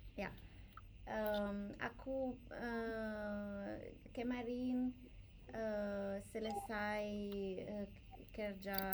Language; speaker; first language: Indonesian; non-native, learner; English